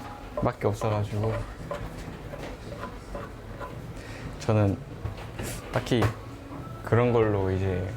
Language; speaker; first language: Korean; early bilingual, other home language; English